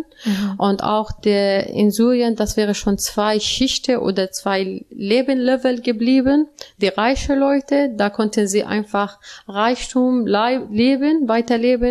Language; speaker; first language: German; non-native, learner; Arabic